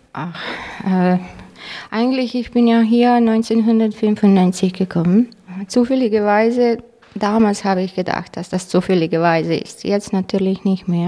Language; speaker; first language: German; non-native, fluent; Croatian